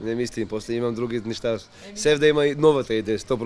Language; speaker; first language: Bulgarian; non-native, learner; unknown